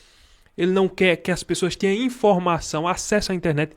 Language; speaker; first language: Portuguese; native; Portuguese